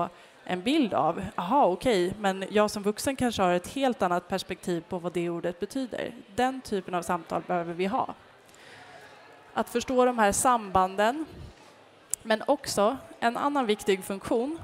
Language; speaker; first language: Swedish; native; Swedish